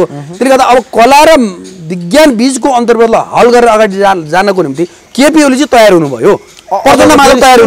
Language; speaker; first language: Nepali; native; Nepali